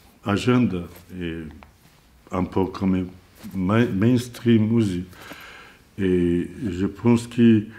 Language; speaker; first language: French; non-native, learner; Azerbaijani